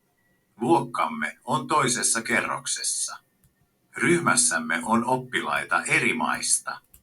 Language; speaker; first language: Finnish; non-native, learner; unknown